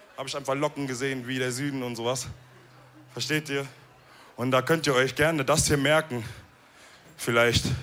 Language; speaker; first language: German; early bilingual, other home language; Wolof